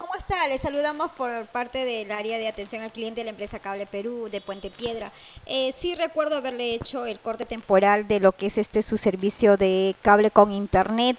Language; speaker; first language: Spanish; native; Spanish